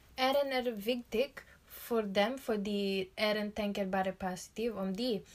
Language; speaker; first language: Norwegian; non-native, learner; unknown